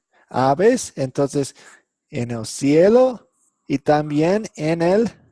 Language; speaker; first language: Spanish; non-native, fluent; English